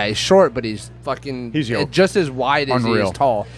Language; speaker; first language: English; native; English